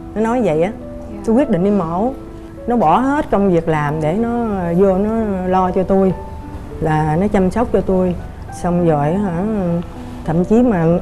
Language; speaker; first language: Vietnamese; native; Vietnamese